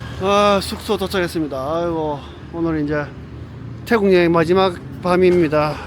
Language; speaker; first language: Korean; native; Korean